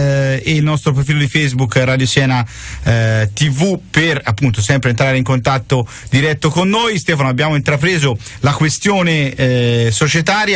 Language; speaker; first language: Italian; native; Italian